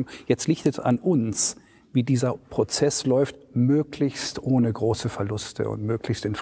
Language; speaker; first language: German; native; German